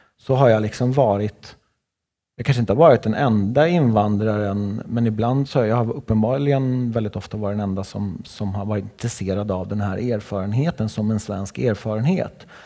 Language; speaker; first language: Swedish; early bilingual, other home language; Czech